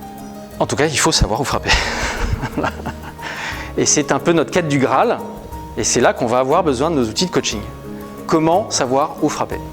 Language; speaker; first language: French; native; French